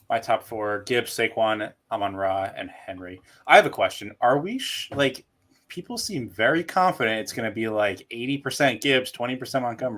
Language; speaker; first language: English; native; English